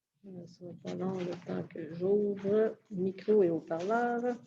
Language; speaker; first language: French; native; French